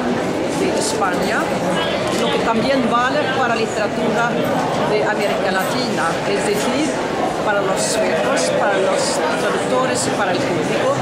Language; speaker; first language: Spanish; non-native, fluent; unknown